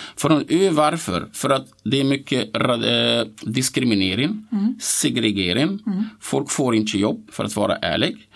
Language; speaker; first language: Swedish; non-native, fluent; Arabic